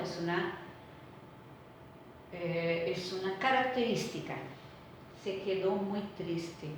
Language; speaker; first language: Spanish; non-native, fluent; Portuguese